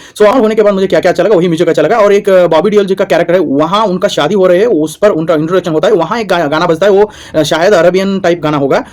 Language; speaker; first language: Hindi; non-native, local second language; Kannada